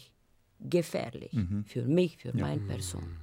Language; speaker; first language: German; non-native, fluent; Bulgarian